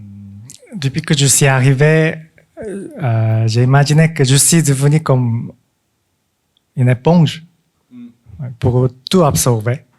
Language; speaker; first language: French; non-native, fluent; Korean